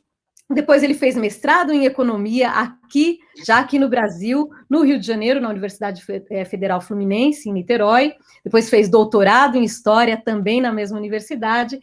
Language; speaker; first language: Portuguese; native; Portuguese